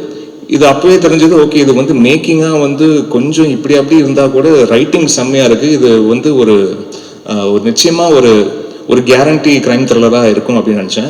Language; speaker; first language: Tamil; native; Tamil